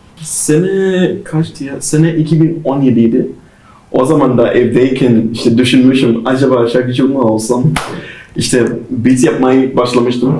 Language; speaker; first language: Turkish; non-native, fluent; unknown